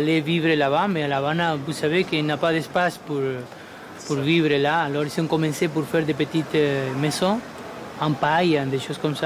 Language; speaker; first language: French; non-native, fluent; Spanish